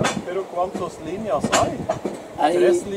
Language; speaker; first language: Spanish; non-native, learner; English